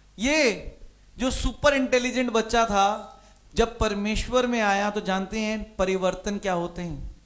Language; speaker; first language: Hindi; non-native, local second language; Punjabi